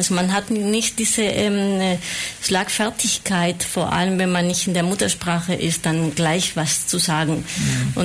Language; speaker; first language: German; non-native, fluent; Spanish